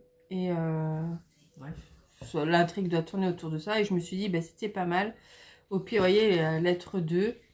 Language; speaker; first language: French; native; French